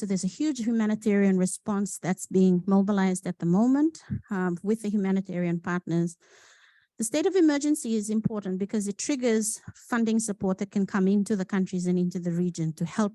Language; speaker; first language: English; non-native, local second language; Fijian